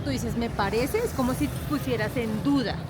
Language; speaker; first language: Spanish; native; Spanish